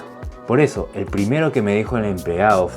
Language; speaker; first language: Spanish; native; Spanish